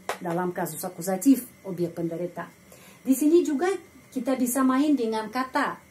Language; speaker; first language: Indonesian; non-native, fluent; Russian